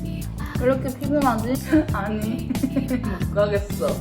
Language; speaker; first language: Korean; native; Korean